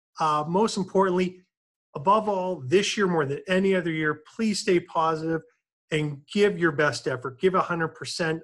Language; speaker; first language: English; native; English